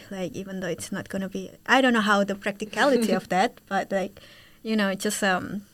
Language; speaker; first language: English; non-native, fluent; Indonesian